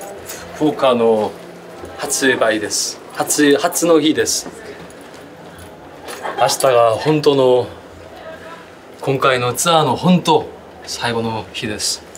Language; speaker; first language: Japanese; non-native, learner; Korean